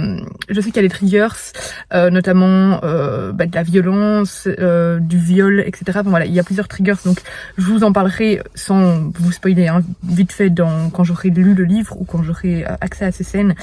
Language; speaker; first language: French; native; French